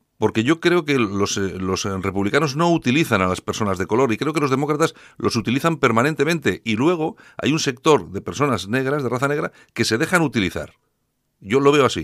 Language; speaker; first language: Spanish; native; Spanish